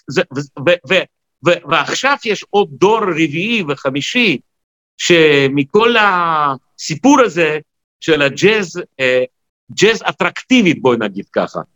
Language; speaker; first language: Hebrew; non-native, fluent; Russian